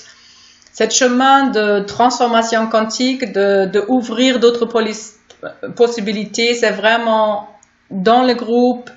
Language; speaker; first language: French; non-native, fluent; German